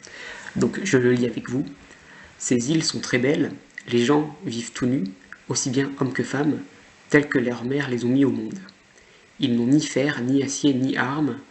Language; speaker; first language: French; native; French